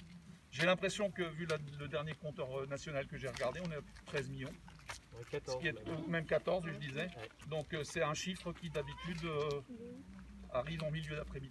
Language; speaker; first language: French; native; French